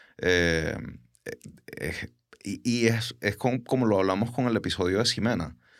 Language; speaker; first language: Spanish; native; Spanish